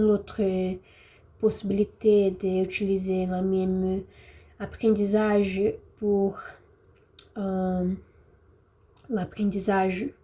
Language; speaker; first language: French; non-native, learner; Portuguese